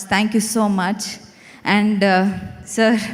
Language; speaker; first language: Telugu; non-native, learner; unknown